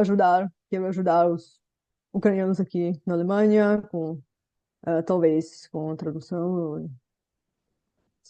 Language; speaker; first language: Portuguese; non-native, fluent; Bulgarian